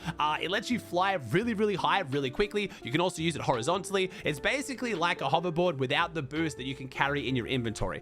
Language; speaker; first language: English; native; English